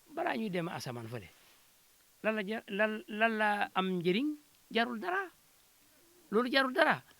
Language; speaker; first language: Wolof; non-native, local second language; Jola-Fonyi